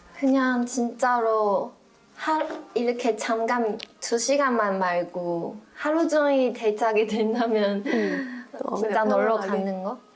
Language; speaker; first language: Korean; non-native, fluent; Chinese